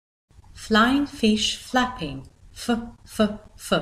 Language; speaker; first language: English; native; English